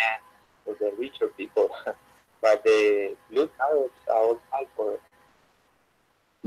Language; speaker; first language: English; non-native, learner; Spanish